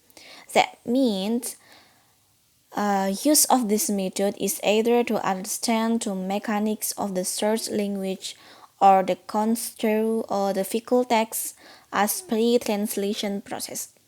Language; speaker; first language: English; non-native, learner; Indonesian